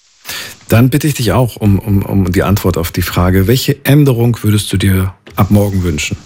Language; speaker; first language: German; native; German